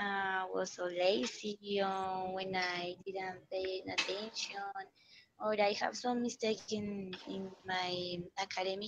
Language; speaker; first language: English; non-native, learner; Spanish